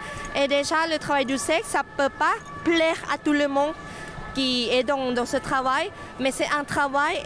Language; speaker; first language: French; non-native, fluent; Thai